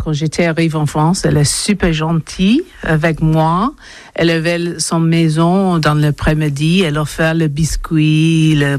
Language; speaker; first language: French; non-native, learner; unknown